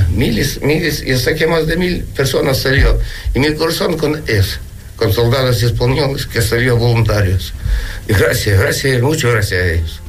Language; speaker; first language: Spanish; non-native, learner; Ukrainian